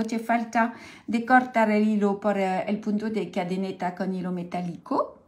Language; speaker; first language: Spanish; non-native, learner; French